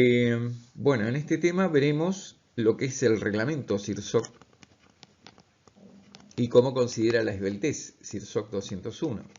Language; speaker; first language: Spanish; native; Spanish